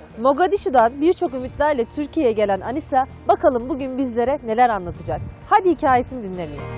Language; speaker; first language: Turkish; native; Turkish